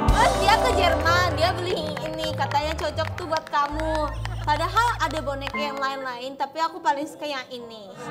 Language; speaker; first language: Indonesian; non-native, fluent; Japanese